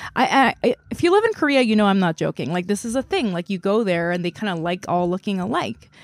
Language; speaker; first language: English; non-native, fluent; Korean